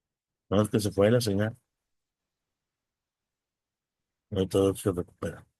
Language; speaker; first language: Spanish; native; Spanish